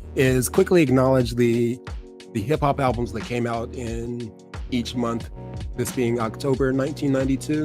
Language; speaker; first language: English; native; English